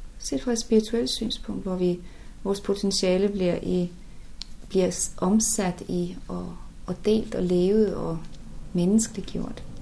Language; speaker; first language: Danish; native; Danish